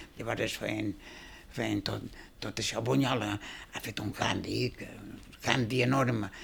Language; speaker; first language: Catalan; native; Catalan